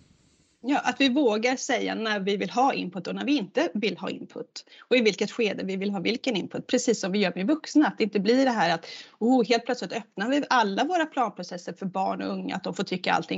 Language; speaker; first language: Swedish; native; Swedish